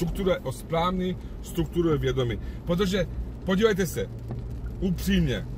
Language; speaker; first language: Czech; non-native, fluent; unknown